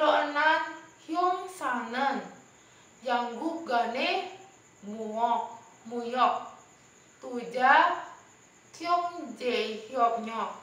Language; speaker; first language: Korean; non-native, learner; Indonesian